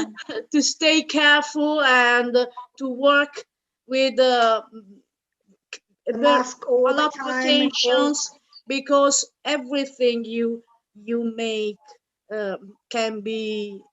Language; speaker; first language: English; non-native, fluent; Italian